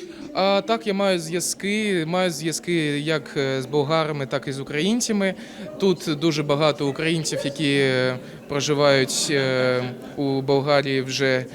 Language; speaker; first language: Ukrainian; non-native, local second language; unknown